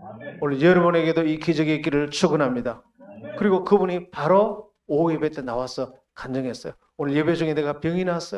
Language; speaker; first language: Korean; native; Korean